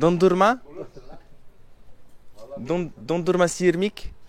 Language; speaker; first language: Turkish; non-native, learner; French